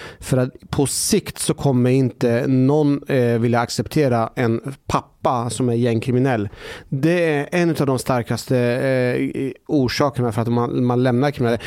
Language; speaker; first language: Swedish; early bilingual, other home language; Persian